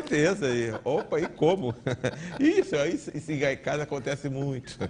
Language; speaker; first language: Portuguese; native; Portuguese